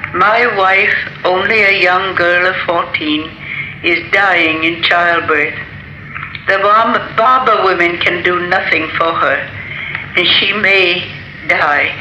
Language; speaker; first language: English; native; English